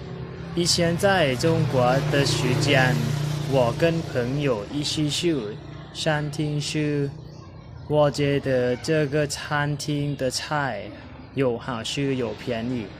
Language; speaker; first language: Chinese; non-native, learner; Lao